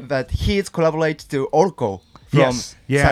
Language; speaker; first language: English; non-native, learner; Japanese